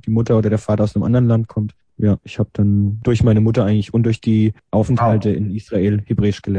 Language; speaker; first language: German; early bilingual, other home language; Hebrew